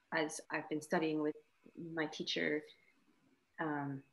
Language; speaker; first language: English; native; English